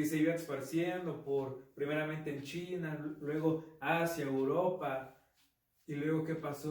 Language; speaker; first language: Spanish; native; Spanish